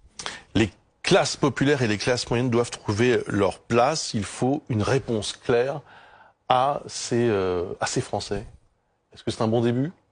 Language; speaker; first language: French; native; French